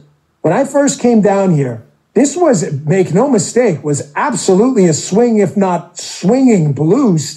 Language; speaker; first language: English; native; English